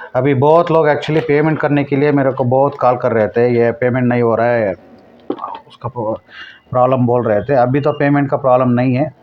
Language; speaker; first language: Hindi; non-native, local second language; Telugu